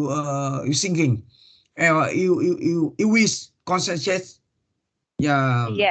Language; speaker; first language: English; non-native, learner; Vietnamese